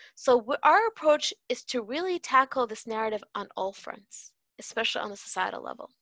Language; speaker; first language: English; native; English